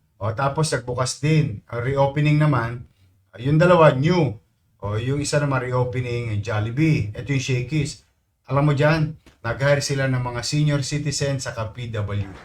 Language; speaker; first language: Filipino; native; Filipino